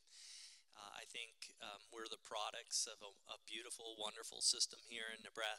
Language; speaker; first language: English; native; English